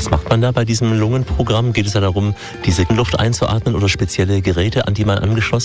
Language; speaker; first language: German; native; German